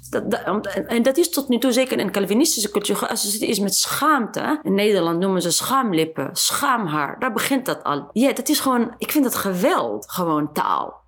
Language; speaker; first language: Dutch; non-native, fluent; Arabic